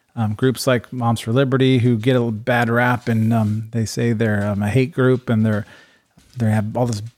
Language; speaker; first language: English; native; English